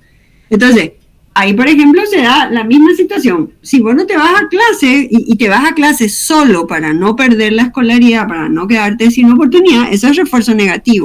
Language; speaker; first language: Spanish; native; Spanish